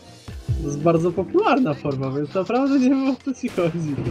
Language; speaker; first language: Polish; native; Polish